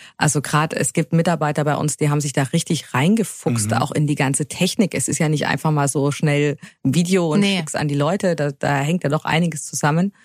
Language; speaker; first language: German; native; German